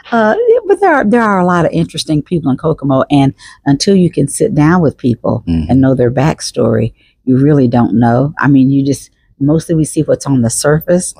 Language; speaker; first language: English; native; English